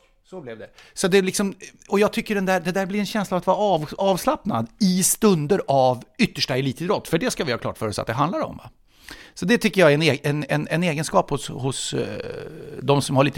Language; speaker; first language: Swedish; native; Swedish